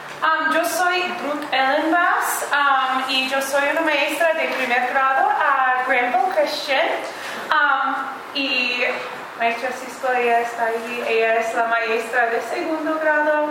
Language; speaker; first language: Spanish; non-native, learner; English